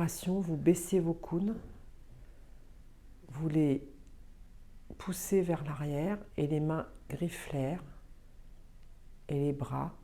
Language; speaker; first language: French; native; French